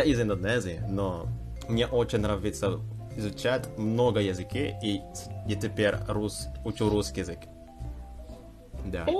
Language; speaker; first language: Russian; non-native, learner; Indonesian